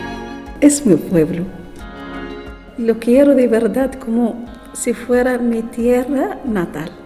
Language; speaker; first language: Spanish; non-native, fluent; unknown